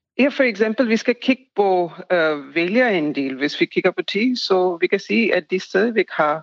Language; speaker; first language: Danish; non-native, fluent; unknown